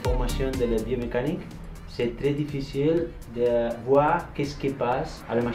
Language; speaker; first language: French; non-native, learner; Spanish